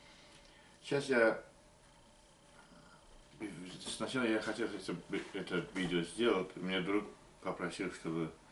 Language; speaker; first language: Russian; non-native, learner; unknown